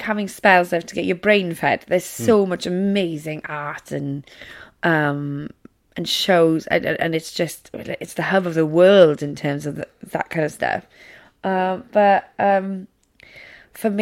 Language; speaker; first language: English; non-native, local second language; Welsh